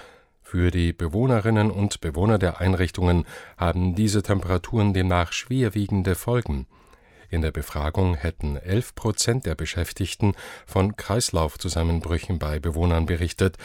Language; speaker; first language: German; native; German